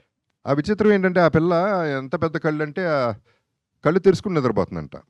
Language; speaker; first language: Telugu; native; Telugu